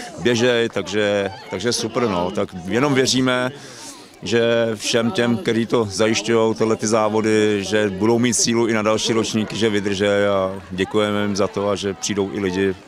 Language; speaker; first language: Czech; native; Czech